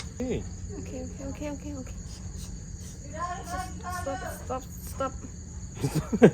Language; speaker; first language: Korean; non-native, learner; Lao